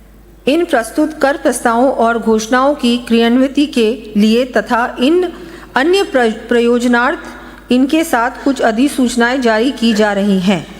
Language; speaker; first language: Hindi; native; Hindi